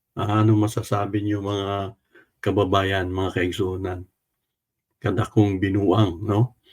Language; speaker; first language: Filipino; non-native, local second language; Cebuano